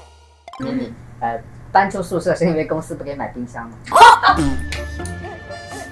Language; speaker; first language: Chinese; native; Chinese